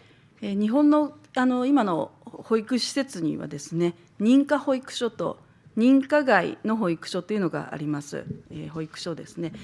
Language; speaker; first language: Japanese; native; Japanese